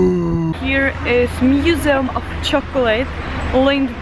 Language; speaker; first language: English; non-native, learner; Czech